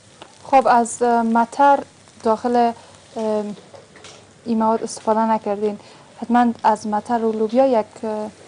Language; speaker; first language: Persian; native; Persian